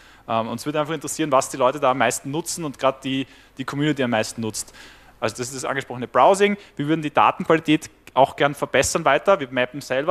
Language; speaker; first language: German; native; German